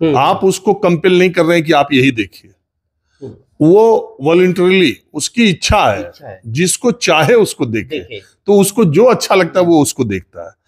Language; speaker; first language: Hindi; native; Hindi